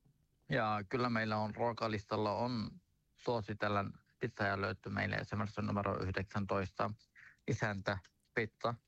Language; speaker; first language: Finnish; non-native, learner; Turkish